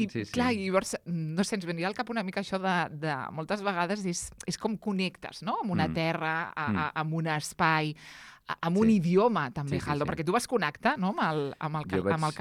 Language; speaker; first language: Catalan; native; Catalan